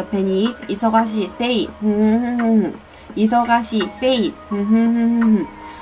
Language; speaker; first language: English; non-native, learner; Korean